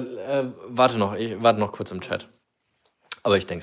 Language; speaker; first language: German; native; German